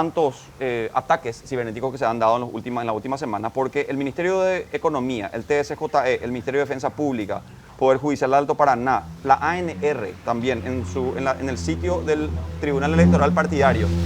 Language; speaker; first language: Spanish; native; Spanish